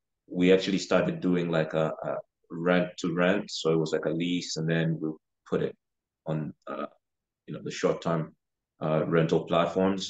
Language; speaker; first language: English; non-native, local second language; Ganda